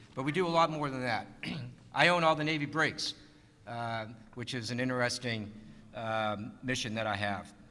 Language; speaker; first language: English; native; English